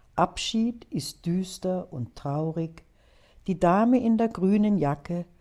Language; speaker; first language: German; native; German